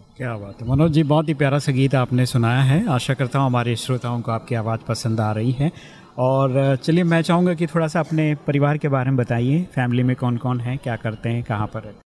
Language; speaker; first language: Hindi; native; Hindi